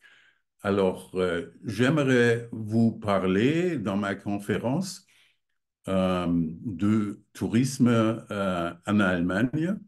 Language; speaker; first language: French; non-native, fluent; German